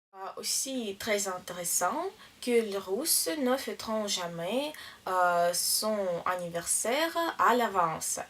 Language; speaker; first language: French; non-native, learner; Russian